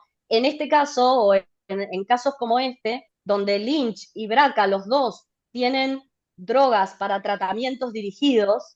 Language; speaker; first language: Spanish; native; Spanish